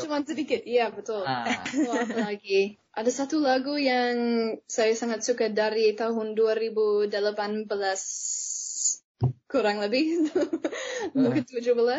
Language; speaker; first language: Indonesian; non-native, fluent; English